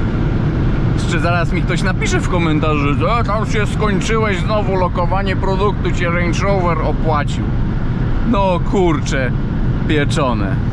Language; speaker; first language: Polish; native; Polish